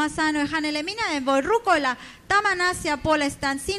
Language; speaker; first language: Finnish; non-native, fluent; Spanish